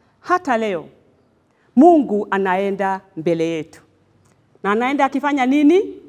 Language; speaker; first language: Swahili; non-native, local second language; Kikuyu